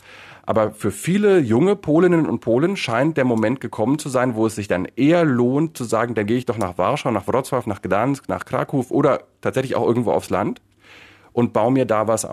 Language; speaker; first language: German; native; German